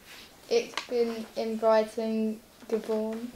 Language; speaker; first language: German; non-native, learner; English